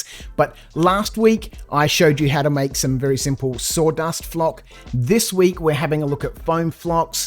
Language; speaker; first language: English; native; English